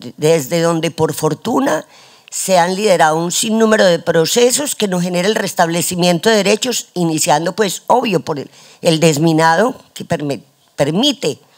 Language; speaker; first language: Spanish; native; Spanish